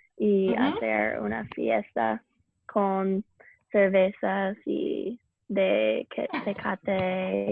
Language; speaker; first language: Spanish; non-native, learner; English